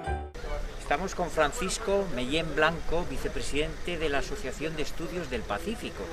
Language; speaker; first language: Spanish; native; Spanish